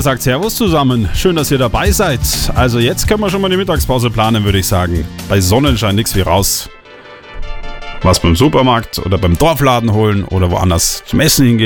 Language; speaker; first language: German; native; German